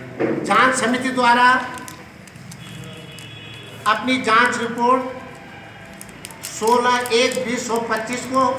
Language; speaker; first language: Hindi; native; Hindi